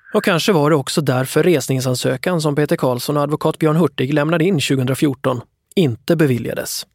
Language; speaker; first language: Swedish; native; Swedish